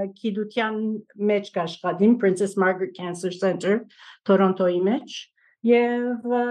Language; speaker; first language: Armenian; native; Armenian